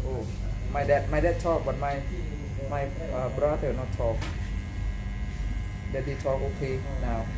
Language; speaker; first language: English; non-native, learner; Thai